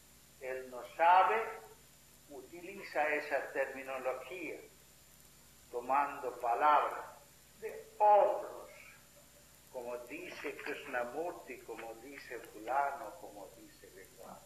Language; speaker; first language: Spanish; non-native, fluent; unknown